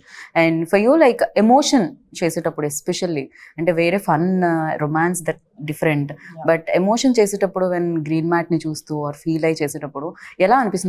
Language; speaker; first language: Telugu; native; Telugu